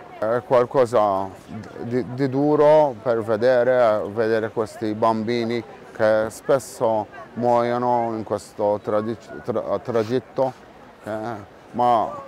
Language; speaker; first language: Italian; non-native, fluent; Maltese